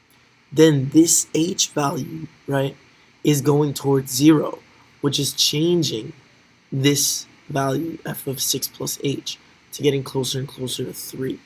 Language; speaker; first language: English; native; English